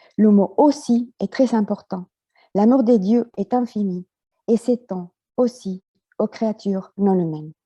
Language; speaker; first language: French; non-native, fluent; Spanish